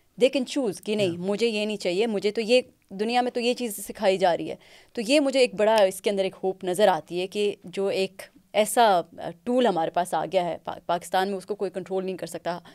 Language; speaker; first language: Urdu; non-native, local second language; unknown